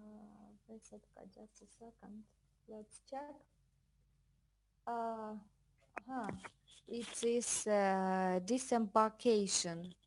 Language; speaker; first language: English; non-native, fluent; Russian